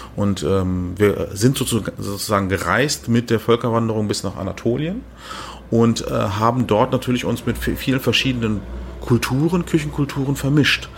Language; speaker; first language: German; early bilingual, other home language; Turkish